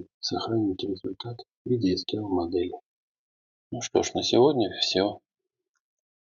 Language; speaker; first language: Russian; native; Russian